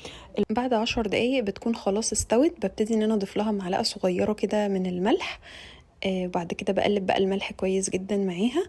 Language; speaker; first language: Arabic; native; Arabic